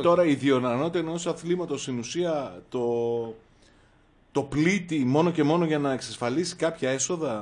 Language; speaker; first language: Greek; native; Greek